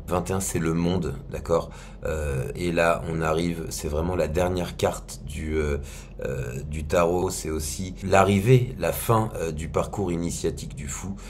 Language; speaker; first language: French; native; French